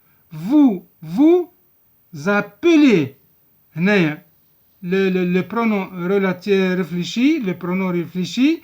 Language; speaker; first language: French; non-native, local second language; Arabic